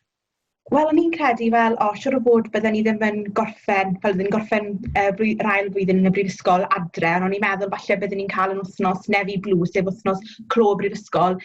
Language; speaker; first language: Welsh; native; Welsh